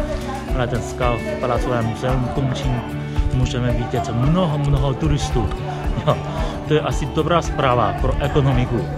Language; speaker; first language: Czech; non-native, fluent; Chinese